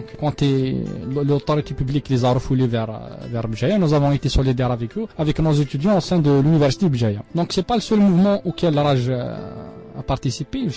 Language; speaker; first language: French; non-native, local second language; Arabic